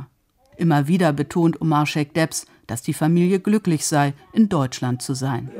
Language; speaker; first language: German; native; German